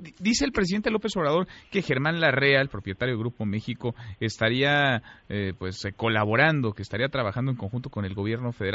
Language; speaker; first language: Spanish; native; Spanish